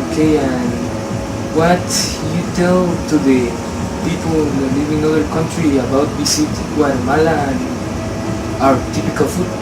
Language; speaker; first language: English; non-native, learner; Spanish